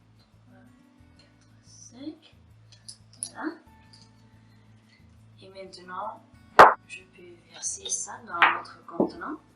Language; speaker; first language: French; non-native, fluent; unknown